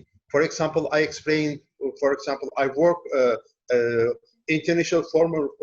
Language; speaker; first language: English; non-native, learner; Turkish